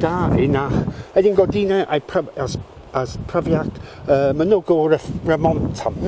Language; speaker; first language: Bulgarian; non-native, learner; English